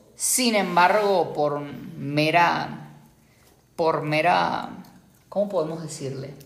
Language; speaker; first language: Spanish; native; Spanish